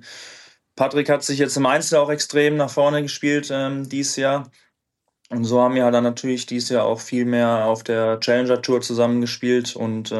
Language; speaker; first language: German; native; German